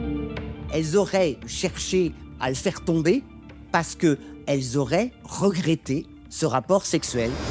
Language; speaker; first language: French; native; French